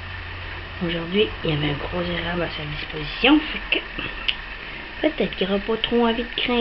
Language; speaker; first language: French; native; French